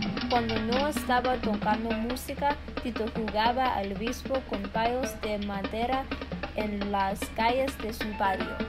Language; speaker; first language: Spanish; non-native, learner; English